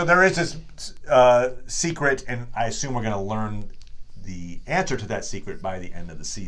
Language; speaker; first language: English; native; English